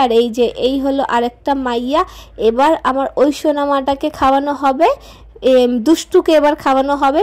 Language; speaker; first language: Bangla; non-native, local second language; Hindi